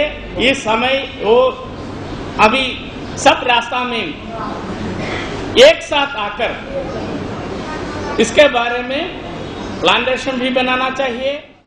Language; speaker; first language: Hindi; non-native, local second language; Bangla